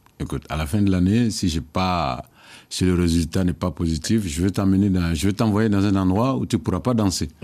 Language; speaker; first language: French; non-native, local second language; Dyula